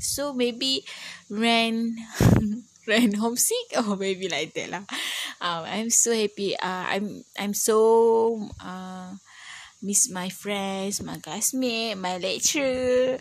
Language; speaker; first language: English; non-native, learner; Malay